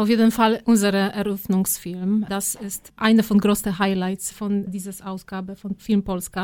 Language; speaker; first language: German; non-native, fluent; Polish